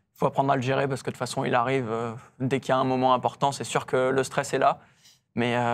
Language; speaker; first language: French; native; French